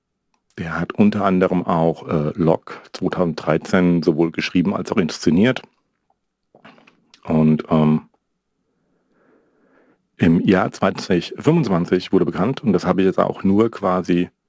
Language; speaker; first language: German; native; German